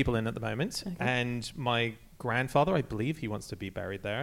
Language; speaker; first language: English; native; English